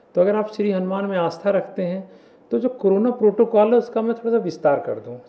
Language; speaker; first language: Hindi; native; Hindi